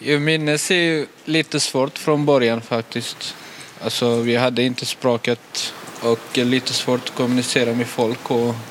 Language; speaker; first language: Swedish; non-native, fluent; Tigrinya